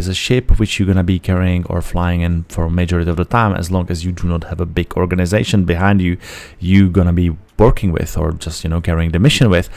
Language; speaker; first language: English; non-native, fluent; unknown